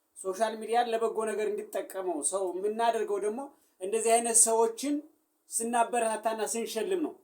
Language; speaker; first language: Amharic; native; Amharic